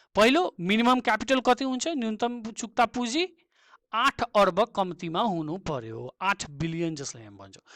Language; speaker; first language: Nepali; native; Nepali